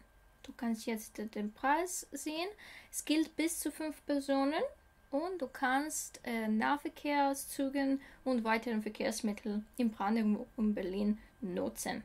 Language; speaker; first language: German; non-native, learner; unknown